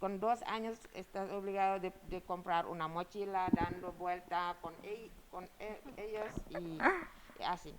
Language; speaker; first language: Spanish; non-native, fluent; Wolof